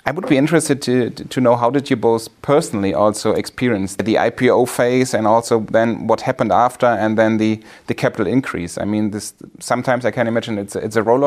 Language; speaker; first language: English; non-native, fluent; German